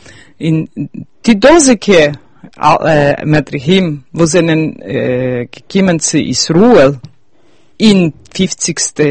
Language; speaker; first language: German; early bilingual, heritage; Yiddish